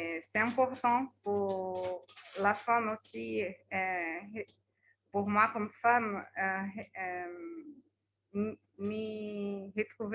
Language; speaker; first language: French; non-native, fluent; Portuguese